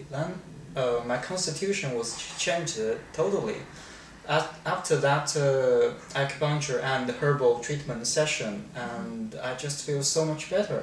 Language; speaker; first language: English; non-native, fluent; Chinese